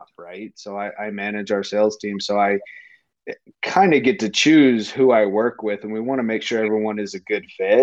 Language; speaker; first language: English; native; English